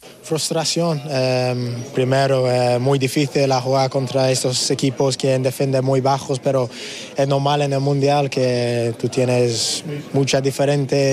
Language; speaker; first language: Spanish; non-native, learner; English